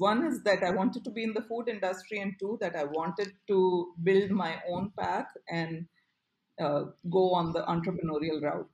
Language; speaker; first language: English; non-native, local second language; Gujarati